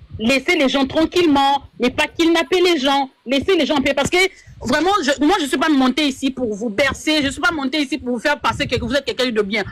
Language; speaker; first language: French; non-native, local second language; Lingala